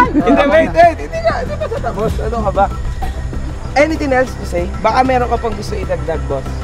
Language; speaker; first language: Filipino; native; Filipino